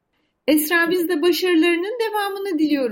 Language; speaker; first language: Turkish; native; Turkish